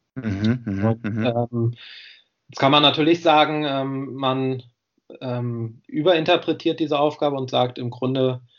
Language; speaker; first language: German; native; German